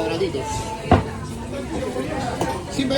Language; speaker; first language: Spanish; native; Spanish